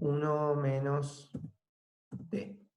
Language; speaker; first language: Spanish; native; Spanish